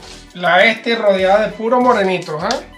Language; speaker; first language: Spanish; native; Spanish